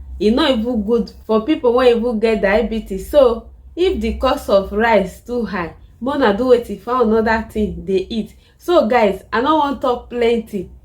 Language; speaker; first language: Nigerian Pidgin; native; Nigerian Pidgin